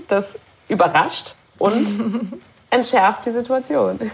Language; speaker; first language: German; native; German